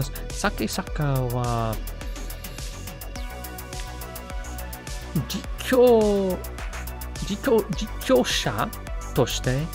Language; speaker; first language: Japanese; non-native, learner; English